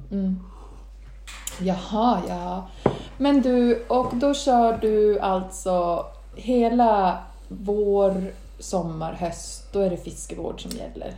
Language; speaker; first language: Swedish; native; Swedish